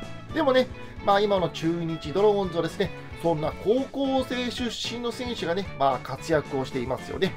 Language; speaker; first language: Japanese; native; Japanese